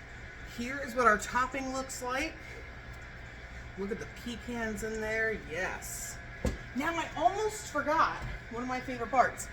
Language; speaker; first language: English; native; English